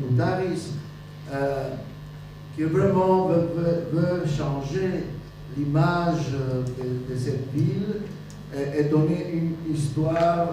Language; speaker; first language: French; non-native, fluent; Greek